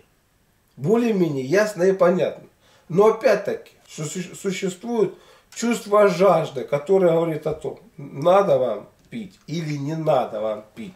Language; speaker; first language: Russian; native; Russian